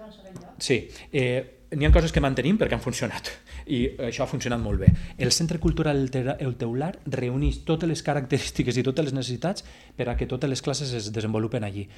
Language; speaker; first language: Catalan; native; Catalan